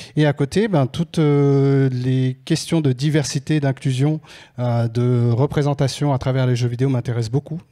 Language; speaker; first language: French; native; French